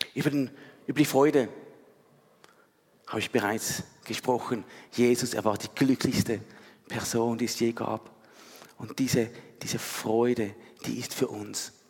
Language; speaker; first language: German; native; German